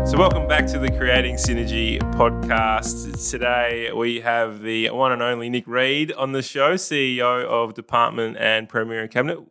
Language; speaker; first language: English; native; English